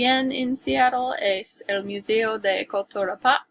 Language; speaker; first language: Spanish; non-native, learner; English